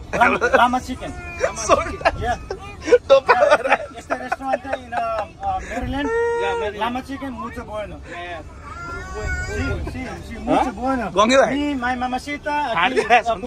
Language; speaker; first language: Spanish; non-native, learner; Nepali